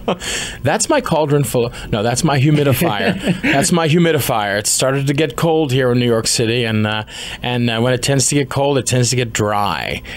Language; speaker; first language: English; native; English